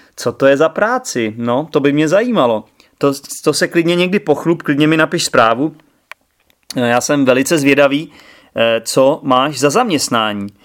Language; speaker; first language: Czech; native; Czech